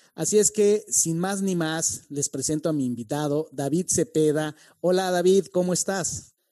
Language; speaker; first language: Spanish; native; Spanish